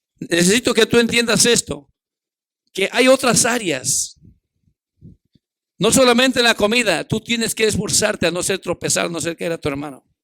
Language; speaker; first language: Spanish; native; Spanish